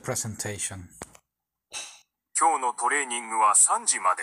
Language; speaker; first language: Japanese; non-native, learner; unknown